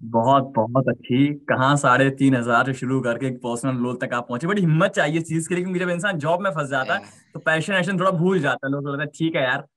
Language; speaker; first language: Hindi; native; Hindi